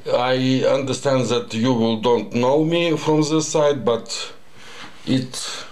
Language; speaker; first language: English; non-native, learner; Ukrainian